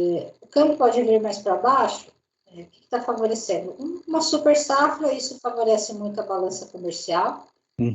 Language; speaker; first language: Portuguese; native; Portuguese